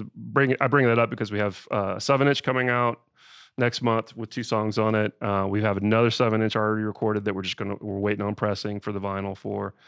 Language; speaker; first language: English; native; English